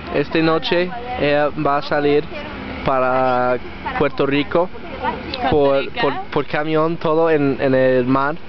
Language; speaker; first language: Spanish; non-native, learner; English